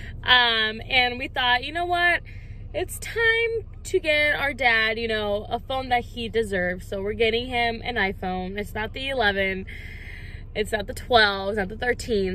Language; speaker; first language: English; early bilingual, other home language; Spanish